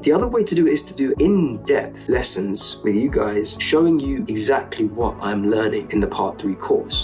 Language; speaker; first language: English; native; English